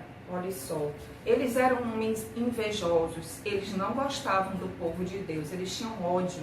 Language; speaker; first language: Portuguese; native; Portuguese